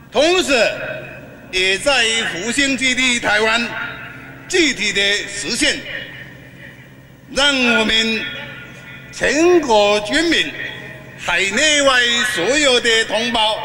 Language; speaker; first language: Chinese; non-native, local second language; Min Nan Chinese